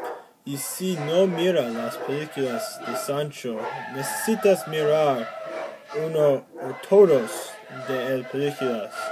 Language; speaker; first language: Spanish; non-native, learner; English